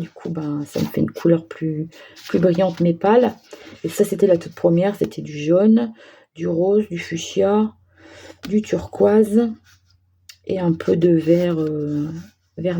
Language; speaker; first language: French; native; French